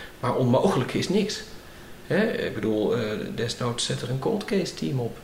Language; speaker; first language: Dutch; native; Dutch